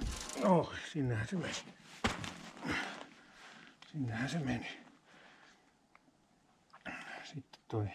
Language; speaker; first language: Finnish; native; Finnish